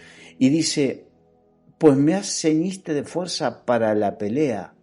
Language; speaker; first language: Spanish; native; Spanish